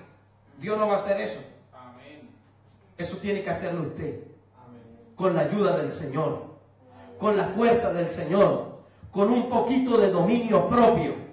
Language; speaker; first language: Spanish; native; Spanish